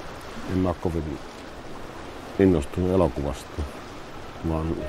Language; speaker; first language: Finnish; native; Finnish